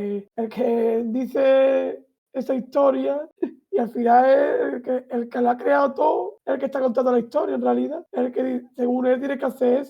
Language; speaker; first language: Spanish; native; Spanish